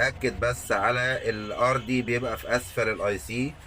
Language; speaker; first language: Arabic; native; Arabic